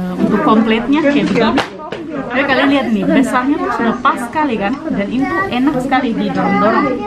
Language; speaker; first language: Indonesian; native; Indonesian